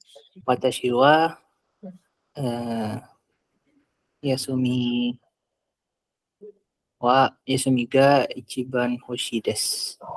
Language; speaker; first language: Japanese; non-native, learner; Indonesian